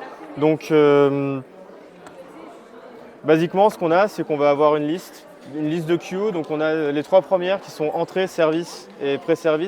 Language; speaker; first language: French; native; French